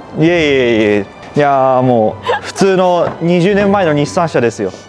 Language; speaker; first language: Japanese; native; Japanese